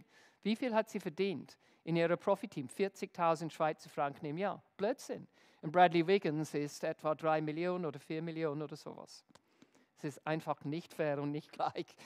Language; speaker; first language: German; non-native, fluent; English